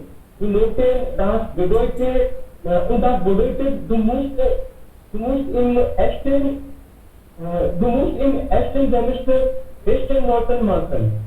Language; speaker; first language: German; non-native, learner; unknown